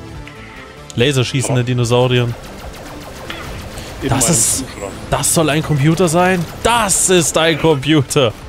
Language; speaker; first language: German; native; German